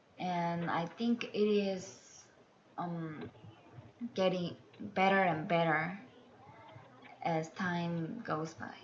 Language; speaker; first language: English; non-native, learner; Korean